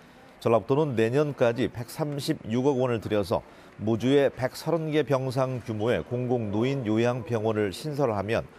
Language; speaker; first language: Korean; native; Korean